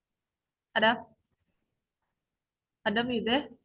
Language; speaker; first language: English; non-native, learner; Indonesian